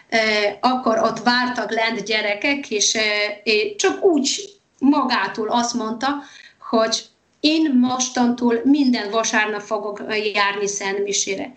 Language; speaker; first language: Hungarian; non-native, fluent; Polish